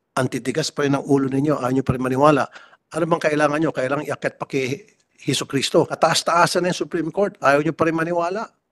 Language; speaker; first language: Filipino; native; Filipino